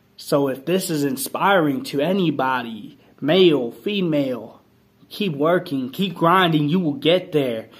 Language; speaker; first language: English; native; English